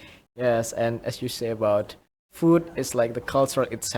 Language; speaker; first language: English; non-native, fluent; Indonesian